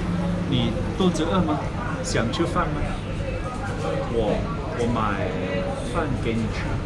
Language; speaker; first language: Chinese; non-native, learner; English